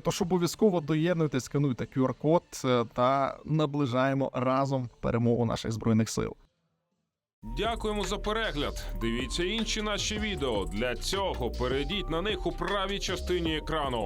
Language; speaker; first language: Ukrainian; native; Ukrainian